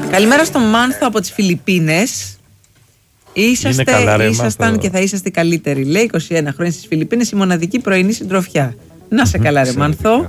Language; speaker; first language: Greek; native; Greek